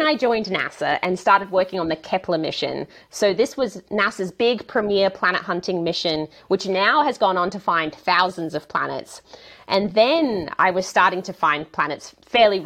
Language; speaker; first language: English; native; English